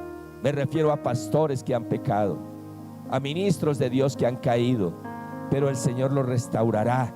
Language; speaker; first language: Spanish; native; Spanish